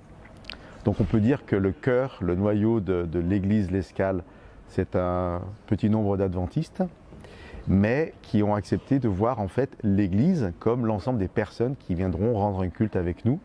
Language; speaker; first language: French; native; French